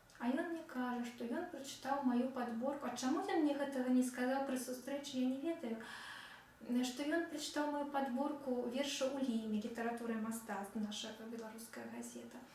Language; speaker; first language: Belarusian; non-native, local second language; Russian